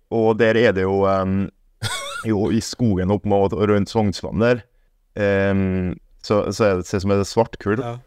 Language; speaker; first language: Norwegian; early bilingual, other home language; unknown